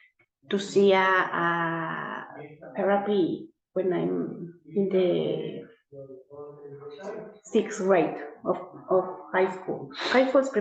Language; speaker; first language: English; non-native, learner; Spanish